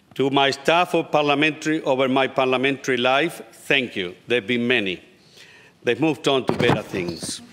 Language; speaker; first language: English; non-native, fluent; Spanish